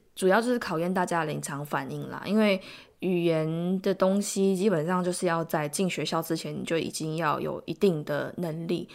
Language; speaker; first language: Chinese; native; Chinese